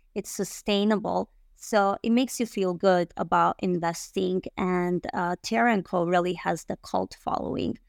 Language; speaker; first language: English; non-native, fluent; Bosnian